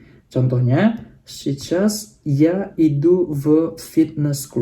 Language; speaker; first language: Russian; non-native, fluent; Indonesian